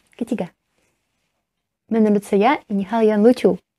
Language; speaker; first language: Indonesian; non-native, learner; Russian